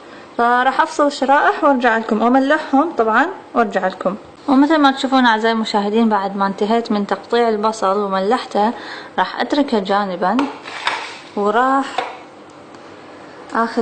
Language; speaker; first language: Arabic; native; Arabic